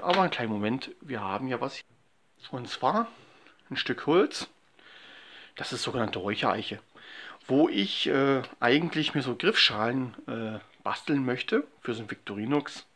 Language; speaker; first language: German; native; German